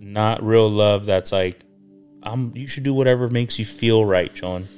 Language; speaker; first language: English; early bilingual, other home language; Spanish